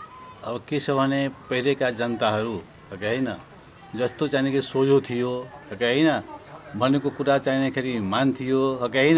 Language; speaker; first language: Nepali; non-native, local second language; Bhojpuri